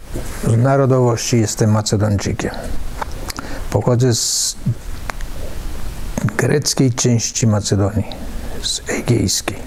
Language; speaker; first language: Polish; early bilingual, other home language; Macedonian